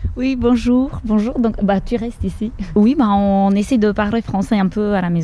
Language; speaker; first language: French; non-native, fluent; Slovak